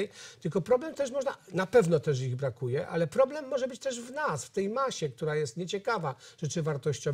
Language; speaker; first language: Polish; native; Polish